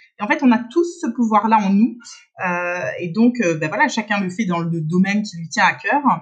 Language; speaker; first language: French; native; French